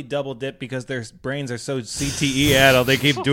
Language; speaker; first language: English; native; English